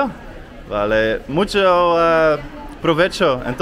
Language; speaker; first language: Spanish; non-native, learner; Dutch